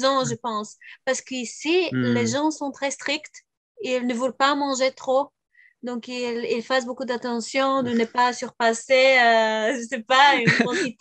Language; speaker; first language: French; non-native, fluent; Bulgarian